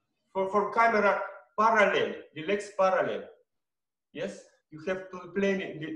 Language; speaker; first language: English; non-native, learner; Russian